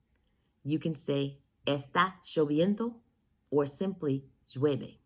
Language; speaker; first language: Spanish; non-native, fluent; English